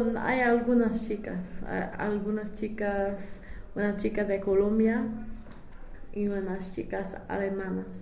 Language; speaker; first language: Spanish; non-native, fluent; English